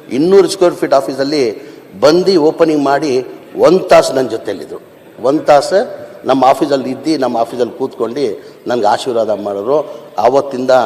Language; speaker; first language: Kannada; non-native, local second language; Urdu